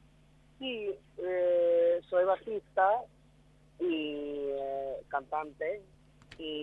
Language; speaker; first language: Spanish; non-native, learner; English